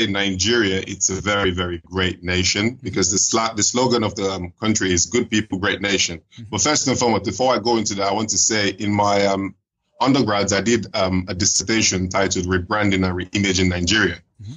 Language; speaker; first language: English; non-native, local second language; Igbo